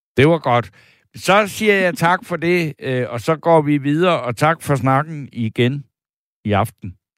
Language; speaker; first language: Danish; native; Danish